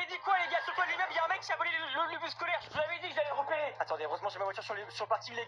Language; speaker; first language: French; native; French